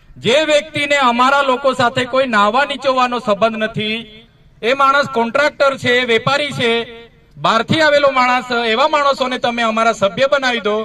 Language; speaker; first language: Gujarati; non-native, local second language; Vasavi